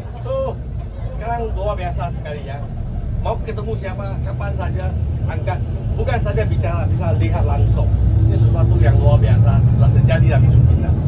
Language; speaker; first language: Malay; non-native, local second language; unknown